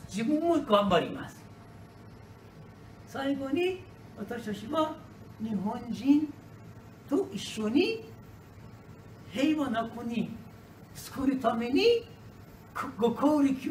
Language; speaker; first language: Japanese; non-native, learner; Persian